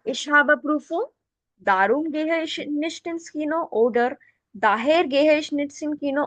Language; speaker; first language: German; non-native, fluent; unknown